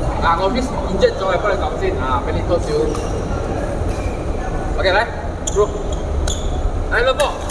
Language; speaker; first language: Chinese; early bilingual, heritage; Chinese